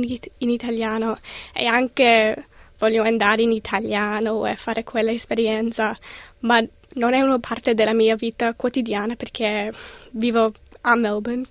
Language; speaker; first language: Italian; non-native, learner; English